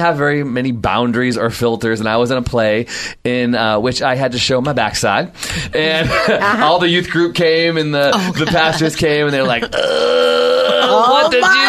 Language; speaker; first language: English; native; English